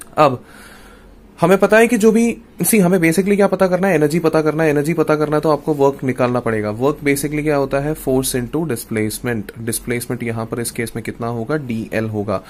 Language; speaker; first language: Hindi; non-native, local second language; Malayalam